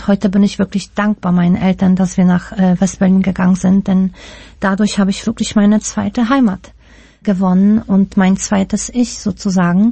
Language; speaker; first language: German; early bilingual, other home language; Polish